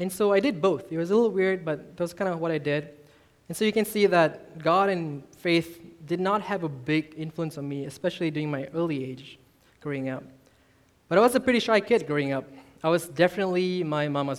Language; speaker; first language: English; non-native, local second language; Tamil